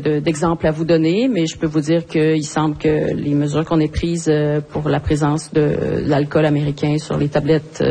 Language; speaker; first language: French; native; French